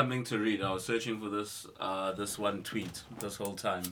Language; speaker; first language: English; non-native, local second language; Xhosa